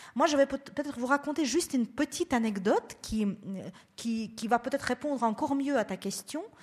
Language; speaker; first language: French; non-native, fluent; Russian